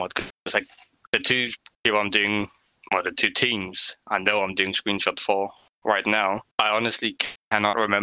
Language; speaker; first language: English; non-native, fluent; Danish